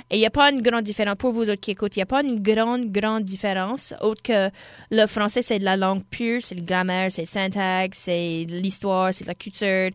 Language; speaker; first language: French; non-native, local second language; English